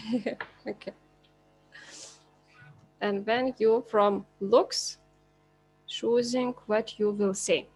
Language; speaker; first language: English; non-native, learner; Lithuanian